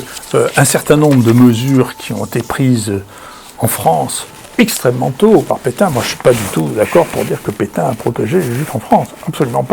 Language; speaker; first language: French; native; French